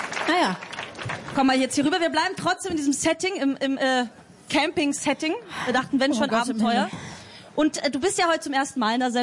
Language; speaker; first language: German; native; German